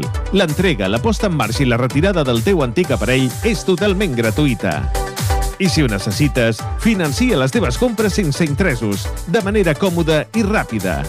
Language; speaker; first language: Catalan; native; Catalan